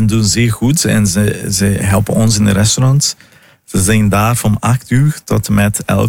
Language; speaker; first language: Dutch; non-native, fluent; Portuguese